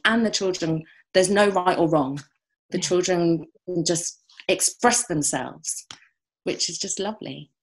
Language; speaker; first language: English; native; English